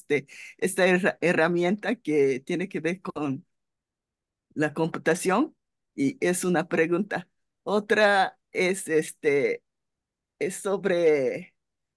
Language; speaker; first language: Spanish; non-native, fluent; Japanese